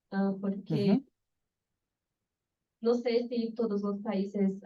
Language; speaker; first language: Spanish; non-native, learner; Portuguese